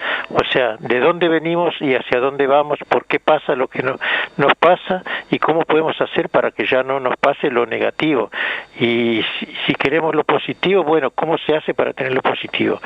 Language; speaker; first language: Spanish; native; Spanish